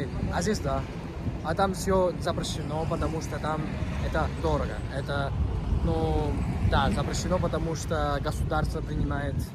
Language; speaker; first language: Russian; non-native, learner; Spanish